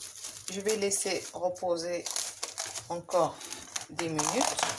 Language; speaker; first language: French; non-native, local second language; Arabic